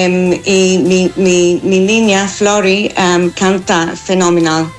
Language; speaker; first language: Spanish; non-native, learner; English